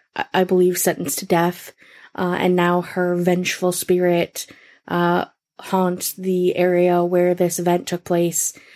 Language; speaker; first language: English; native; English